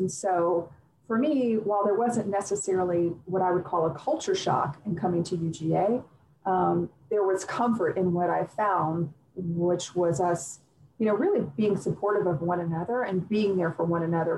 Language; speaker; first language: English; native; English